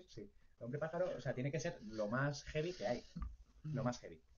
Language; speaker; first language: Spanish; native; Spanish